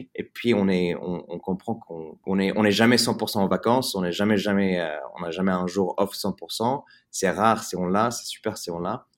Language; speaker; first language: French; early bilingual, heritage; French